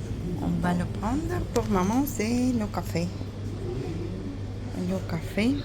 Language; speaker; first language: French; non-native, fluent; Russian